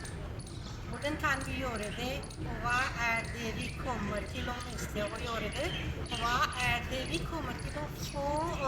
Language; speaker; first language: Norwegian; non-native, fluent; Urdu